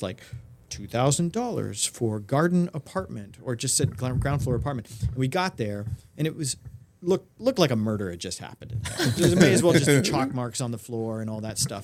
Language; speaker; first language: English; native; English